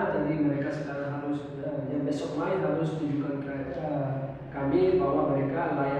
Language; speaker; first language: Indonesian; non-native, fluent; Portuguese